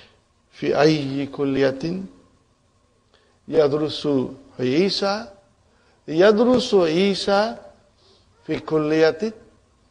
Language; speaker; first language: Arabic; non-native, fluent; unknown